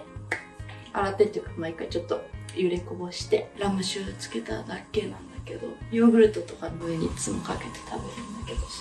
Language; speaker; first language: Japanese; native; Japanese